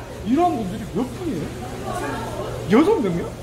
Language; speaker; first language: Korean; native; Korean